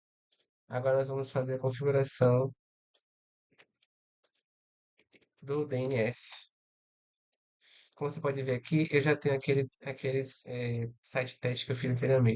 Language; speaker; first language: Portuguese; native; Portuguese